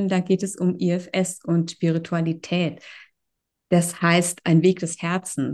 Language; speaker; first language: German; native; German